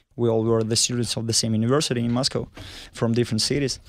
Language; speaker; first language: English; non-native, fluent; Russian